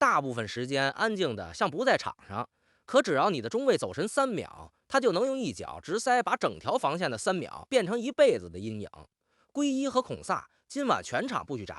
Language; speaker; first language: Chinese; native; Chinese